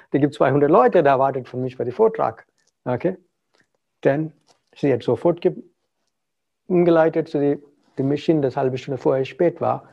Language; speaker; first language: German; non-native, fluent; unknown